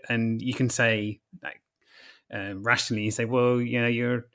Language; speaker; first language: English; native; English